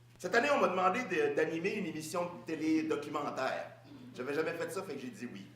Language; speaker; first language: French; early bilingual, other home language; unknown